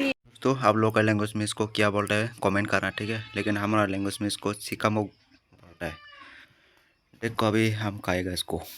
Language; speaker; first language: Hindi; non-native, local second language; Kok Borok